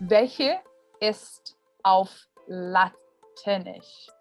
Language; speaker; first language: German; non-native, learner; English